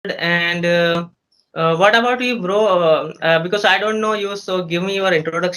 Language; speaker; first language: English; non-native, learner; Hindi